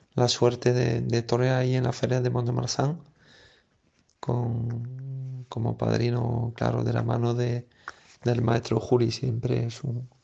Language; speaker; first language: Spanish; non-native, fluent; French